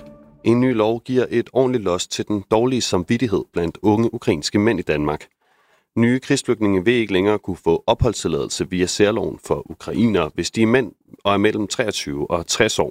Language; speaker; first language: Danish; native; Danish